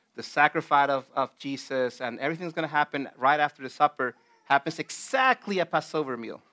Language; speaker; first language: English; non-native, fluent; Spanish